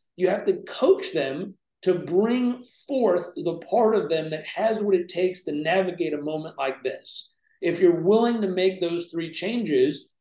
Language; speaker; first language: English; native; English